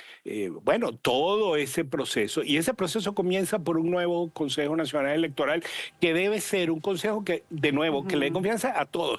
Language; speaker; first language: Spanish; native; Spanish